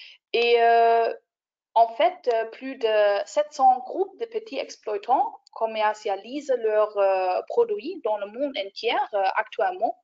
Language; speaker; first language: French; non-native, fluent; German